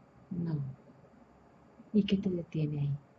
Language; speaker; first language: Spanish; native; Spanish